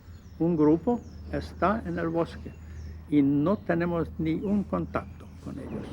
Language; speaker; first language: Spanish; non-native, learner; Plautdietsch